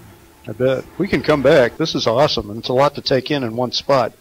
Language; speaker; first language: English; native; English